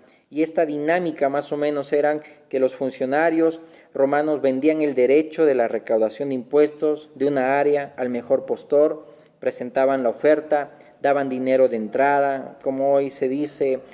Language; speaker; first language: Spanish; native; Spanish